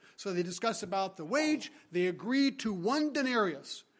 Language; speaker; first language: English; early bilingual, other home language; French